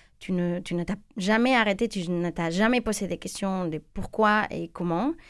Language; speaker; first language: French; non-native, fluent; Spanish